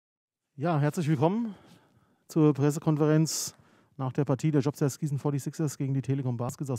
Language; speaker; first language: German; native; German